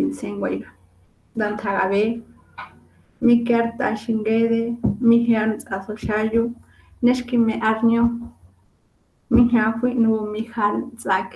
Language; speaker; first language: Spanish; non-native, local second language; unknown